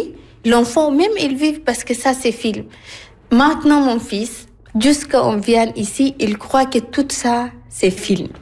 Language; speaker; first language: French; non-native, learner; Arabic